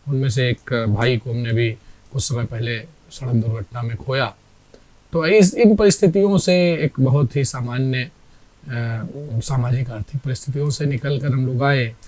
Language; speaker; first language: Hindi; native; Hindi